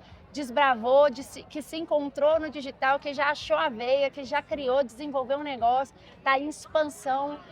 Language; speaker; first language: Portuguese; native; Portuguese